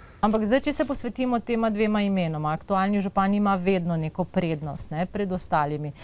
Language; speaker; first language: Slovenian; native; Slovenian